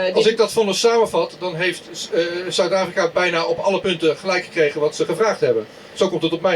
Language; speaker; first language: Dutch; native; Dutch